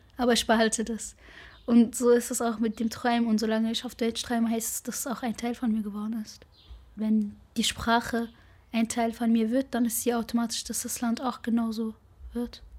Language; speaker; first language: German; early bilingual, other home language; Arabic